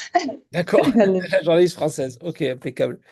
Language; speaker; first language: French; native; French